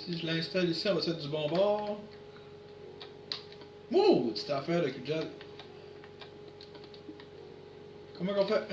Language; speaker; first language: French; native; French